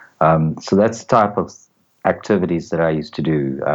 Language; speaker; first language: English; native; English